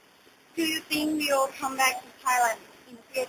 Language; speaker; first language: English; non-native, learner; Thai